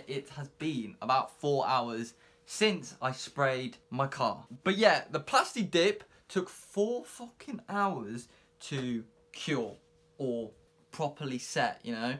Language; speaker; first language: English; native; English